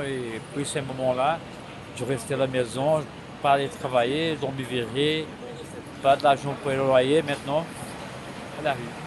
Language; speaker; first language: French; non-native, fluent; Portuguese